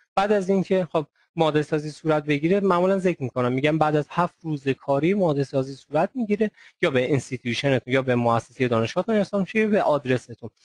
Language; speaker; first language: Persian; native; Persian